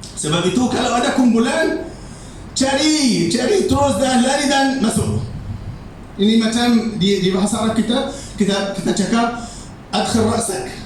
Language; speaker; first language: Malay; non-native, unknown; Arabic